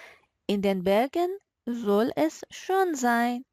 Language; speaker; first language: German; non-native, fluent; Persian